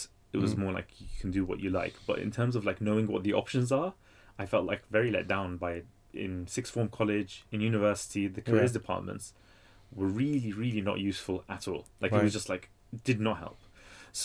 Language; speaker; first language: English; native; English